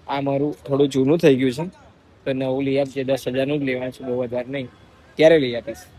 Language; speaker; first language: Gujarati; native; Gujarati